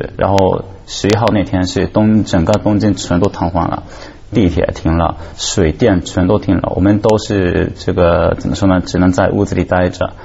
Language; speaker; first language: Chinese; non-native, fluent; Japanese